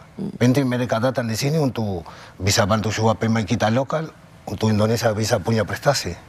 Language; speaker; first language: Indonesian; non-native, fluent; Spanish